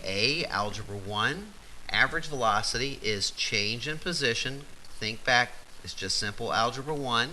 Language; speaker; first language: English; native; English